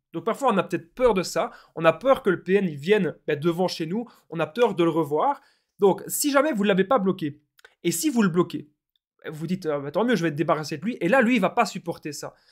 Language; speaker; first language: French; native; French